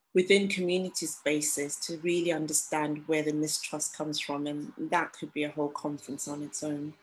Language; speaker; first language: English; non-native, local second language; Shona